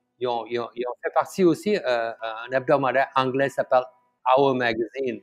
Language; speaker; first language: French; non-native, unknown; Tamil